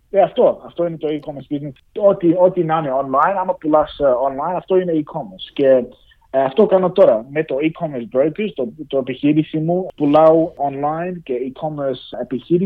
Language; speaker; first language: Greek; early bilingual, heritage; English